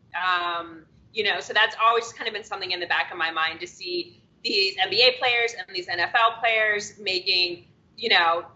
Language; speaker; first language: English; native; English